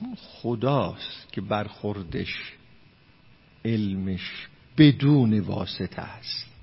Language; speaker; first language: Persian; non-native, local second language; Azerbaijani